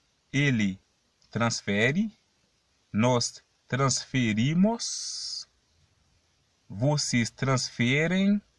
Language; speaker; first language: Portuguese; non-native, fluent; Haitian Creole